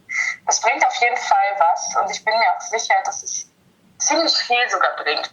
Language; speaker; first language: German; native; German